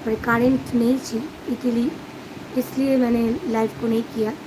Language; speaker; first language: Hindi; non-native, local second language; Bangla